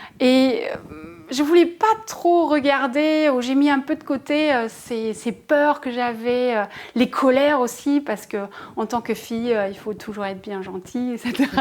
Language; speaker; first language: French; non-native, fluent; German